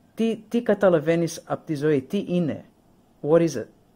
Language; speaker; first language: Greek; early bilingual, heritage; English